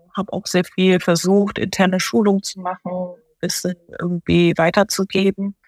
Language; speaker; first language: German; early bilingual, other home language; Japanese